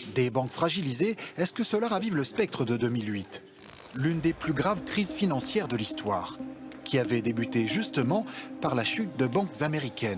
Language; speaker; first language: French; native; French